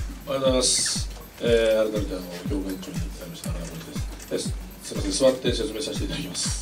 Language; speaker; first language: Japanese; native; Japanese